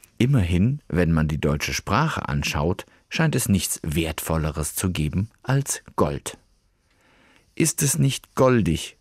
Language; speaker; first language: German; native; German